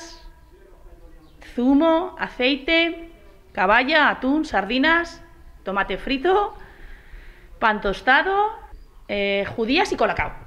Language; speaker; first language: Spanish; native; Spanish